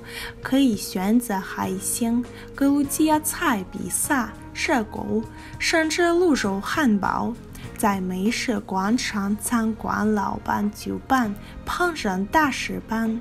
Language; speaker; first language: Chinese; non-native, learner; Russian